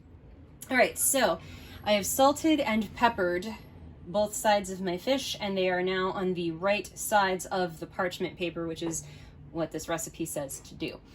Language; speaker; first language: English; native; English